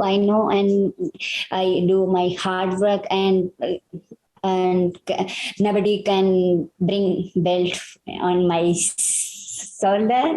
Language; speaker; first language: English; non-native, learner; Hindi